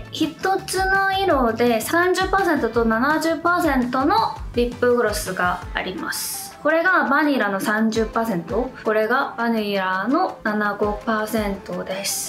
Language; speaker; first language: Japanese; non-native, fluent; Korean